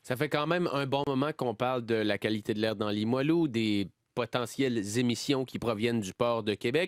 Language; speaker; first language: French; native; French